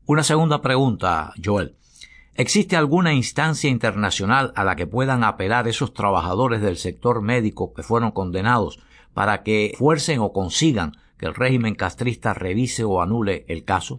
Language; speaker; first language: Spanish; native; Spanish